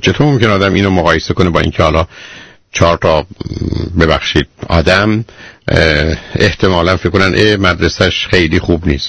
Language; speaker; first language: Persian; native; Persian